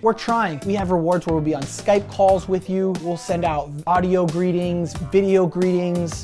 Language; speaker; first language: English; native; English